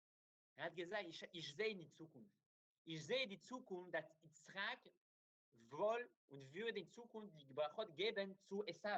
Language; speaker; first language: German; non-native, learner; Hebrew